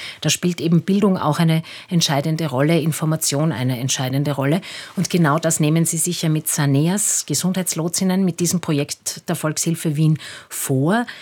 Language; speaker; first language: German; native; German